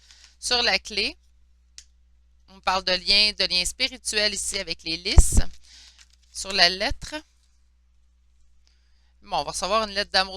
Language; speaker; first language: French; native; French